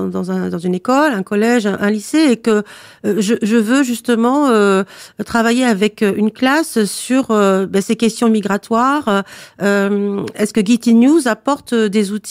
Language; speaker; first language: French; native; French